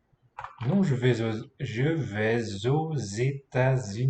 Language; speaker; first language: French; non-native, fluent; English